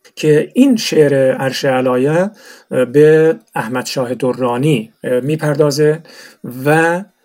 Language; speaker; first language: Persian; non-native, local second language; Turkmen